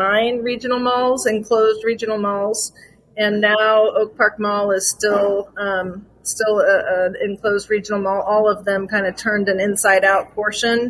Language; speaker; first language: English; native; English